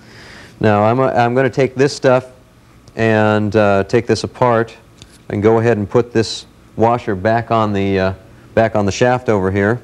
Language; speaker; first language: English; native; English